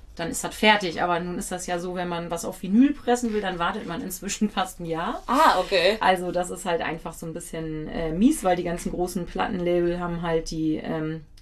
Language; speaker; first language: German; native; German